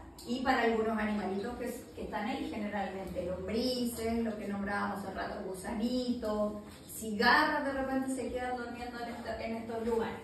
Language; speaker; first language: Spanish; native; Spanish